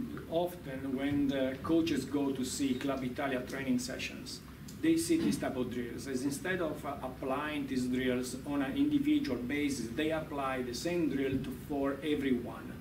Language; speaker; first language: English; non-native, fluent; Italian